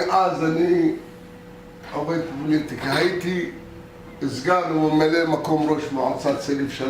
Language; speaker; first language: Hebrew; non-native, local second language; Arabic